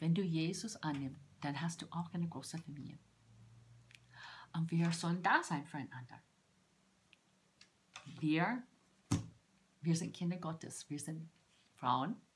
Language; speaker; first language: German; non-native, fluent; English